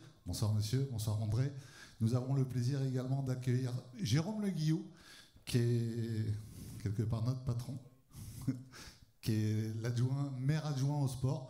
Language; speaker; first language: French; native; French